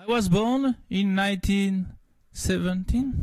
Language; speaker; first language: English; non-native, learner; French